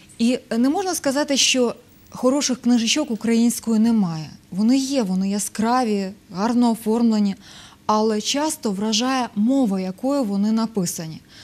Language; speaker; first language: Ukrainian; native; Ukrainian